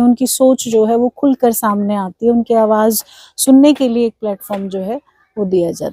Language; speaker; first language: Hindi; native; Hindi